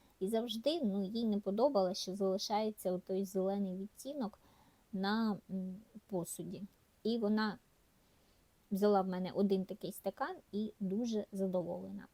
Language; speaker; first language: Ukrainian; native; Ukrainian